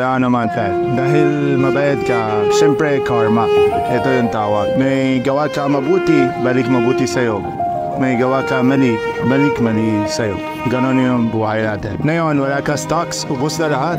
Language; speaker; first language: Filipino; non-native, learner; Arabic